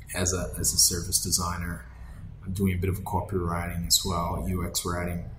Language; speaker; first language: English; non-native, fluent; Portuguese